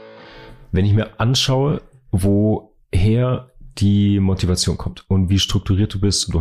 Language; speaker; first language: German; native; German